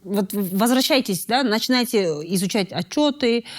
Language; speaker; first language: Russian; non-native, local second language; Kazakh